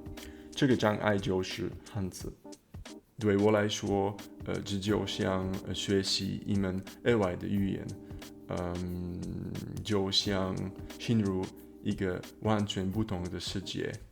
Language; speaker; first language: Chinese; non-native, fluent; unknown